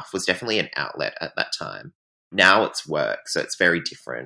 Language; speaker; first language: English; native; English